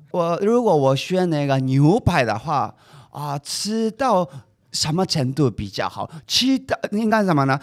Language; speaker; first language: Chinese; non-native, fluent; Japanese